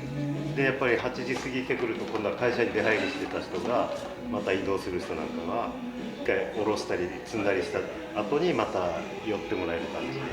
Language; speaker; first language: Japanese; native; Japanese